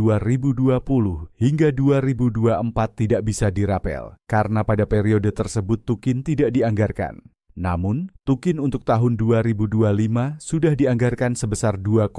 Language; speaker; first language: Indonesian; native; Indonesian